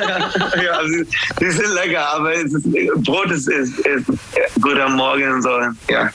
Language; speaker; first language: German; non-native, learner; English